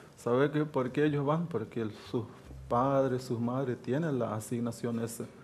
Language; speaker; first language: Spanish; native; Spanish